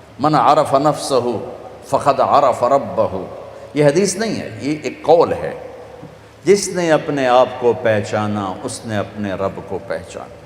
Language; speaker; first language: Urdu; non-native, local second language; Punjabi